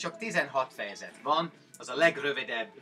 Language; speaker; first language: Hungarian; non-native, learner; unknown